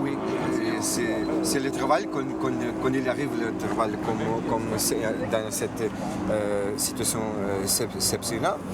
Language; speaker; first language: French; non-native, fluent; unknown